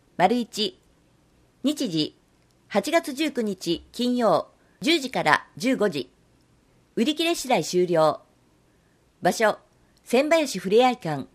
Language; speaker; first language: Japanese; native; Japanese